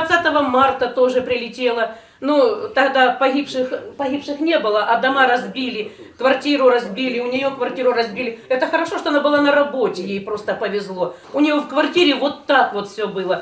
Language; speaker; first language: Russian; native; Russian